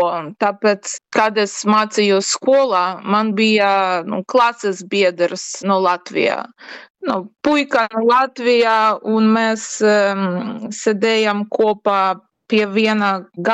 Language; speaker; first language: Latvian; non-native, learner; Ukrainian